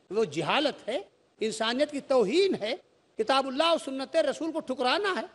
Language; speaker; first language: Urdu; native; Urdu